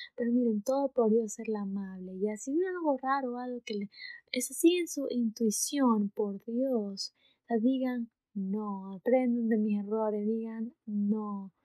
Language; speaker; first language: Spanish; early bilingual, heritage; Spanish